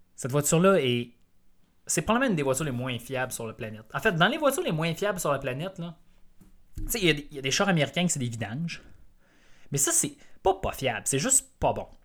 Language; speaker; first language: French; native; French